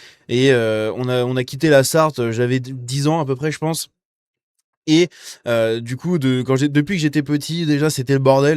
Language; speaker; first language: French; native; French